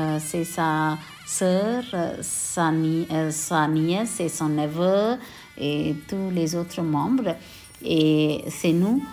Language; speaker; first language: French; non-native, local second language; Tamil